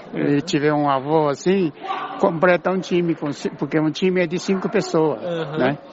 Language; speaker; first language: Portuguese; non-native, fluent; Japanese